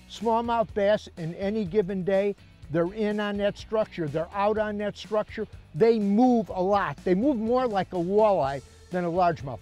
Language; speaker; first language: English; native; English